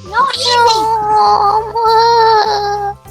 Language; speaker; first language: English; non-native, learner; Thai